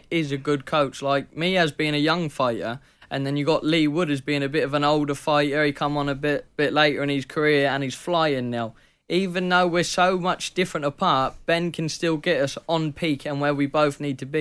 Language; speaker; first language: English; native; English